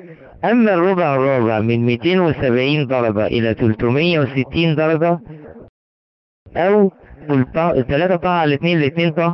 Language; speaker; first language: Arabic; native; Arabic